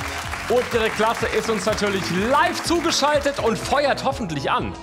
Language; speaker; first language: German; native; German